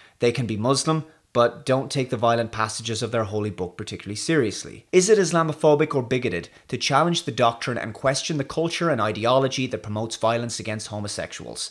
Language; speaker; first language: English; native; English